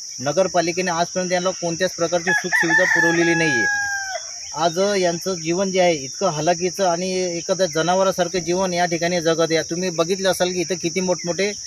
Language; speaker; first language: Marathi; native; Marathi